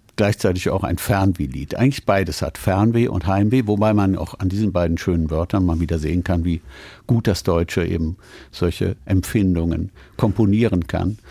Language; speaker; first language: German; native; German